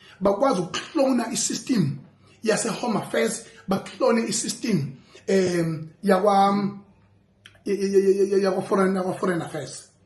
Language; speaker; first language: Zulu; native; Zulu